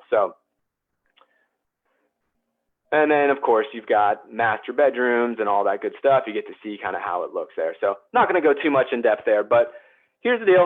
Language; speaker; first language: English; native; English